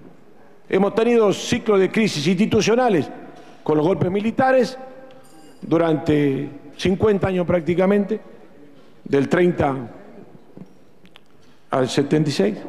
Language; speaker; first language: Spanish; native; Spanish